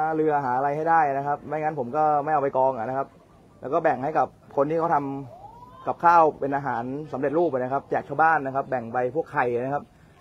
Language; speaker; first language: Thai; native; Thai